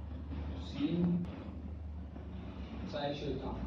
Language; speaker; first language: Chinese; non-native, learner; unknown